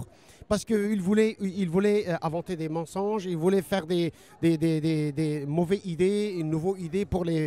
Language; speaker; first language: French; non-native, learner; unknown